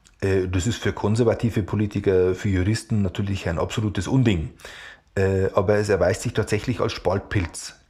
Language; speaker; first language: German; native; German